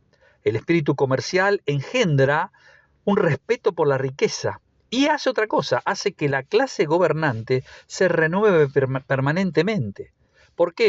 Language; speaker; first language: Spanish; native; Spanish